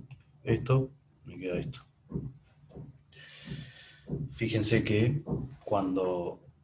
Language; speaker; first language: Spanish; native; Spanish